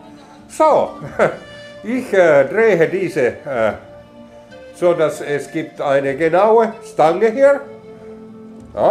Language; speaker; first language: German; non-native, learner; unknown